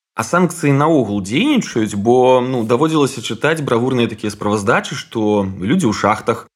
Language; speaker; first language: Belarusian; non-native, local second language; Russian